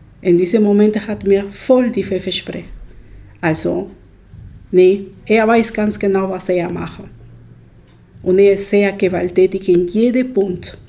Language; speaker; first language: German; non-native, learner; Spanish